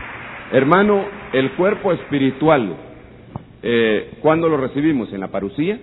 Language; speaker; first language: Spanish; native; Spanish